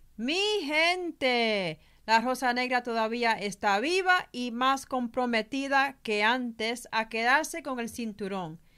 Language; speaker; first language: Spanish; early bilingual, heritage; Spanish